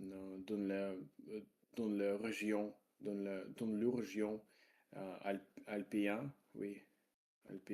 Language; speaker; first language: French; non-native, learner; Russian